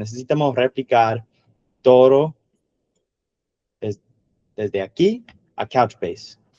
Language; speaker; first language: Spanish; non-native, learner; English